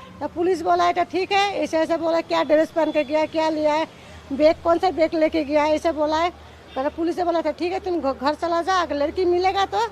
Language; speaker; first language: Hindi; non-native, local second language; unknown